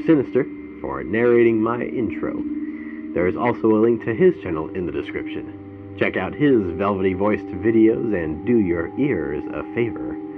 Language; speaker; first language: English; native; English